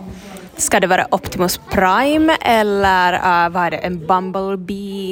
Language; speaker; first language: Swedish; non-native, learner; Finnish